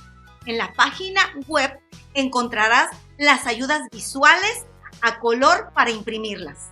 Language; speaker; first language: Spanish; native; Spanish